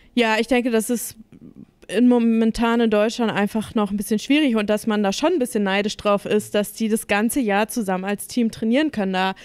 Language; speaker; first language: German; native; German